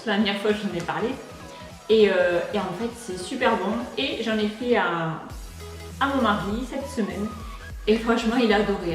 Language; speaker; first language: French; native; French